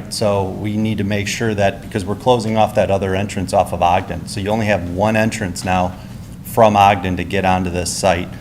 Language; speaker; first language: English; native; English